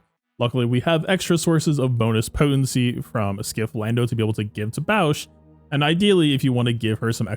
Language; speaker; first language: English; native; English